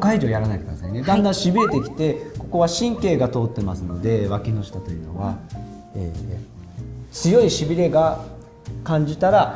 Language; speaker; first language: Japanese; native; Japanese